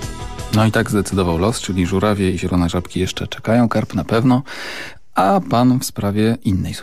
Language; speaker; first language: Polish; native; Polish